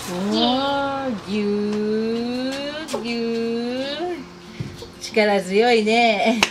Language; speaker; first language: Japanese; early bilingual, heritage; Japanese